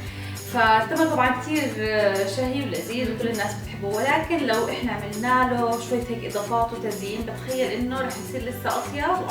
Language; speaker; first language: Arabic; native; Arabic